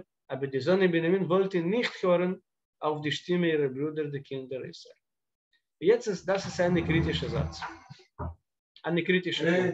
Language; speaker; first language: German; non-native, fluent; Russian